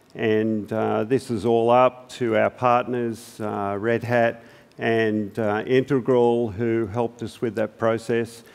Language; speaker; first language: English; native; English